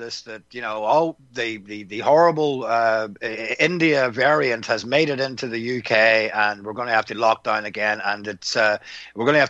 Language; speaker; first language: English; native; English